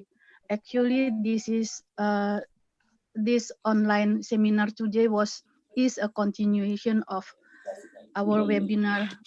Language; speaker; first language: English; non-native, fluent; Indonesian